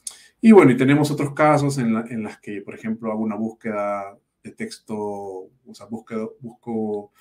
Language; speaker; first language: Spanish; native; Spanish